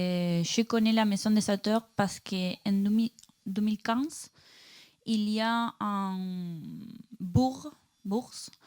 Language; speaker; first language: French; non-native, learner; Spanish